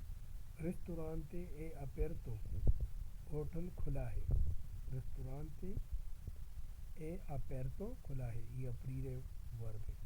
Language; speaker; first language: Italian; non-native, learner; Urdu